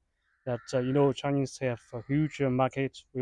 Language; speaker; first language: English; non-native, fluent; Chinese